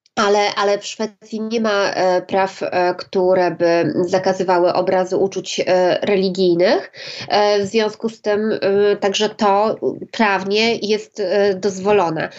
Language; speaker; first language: Polish; native; Polish